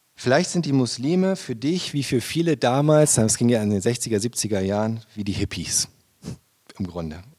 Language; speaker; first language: German; native; German